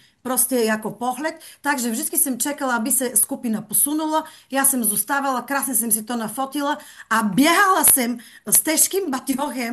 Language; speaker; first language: Czech; non-native, fluent; Bulgarian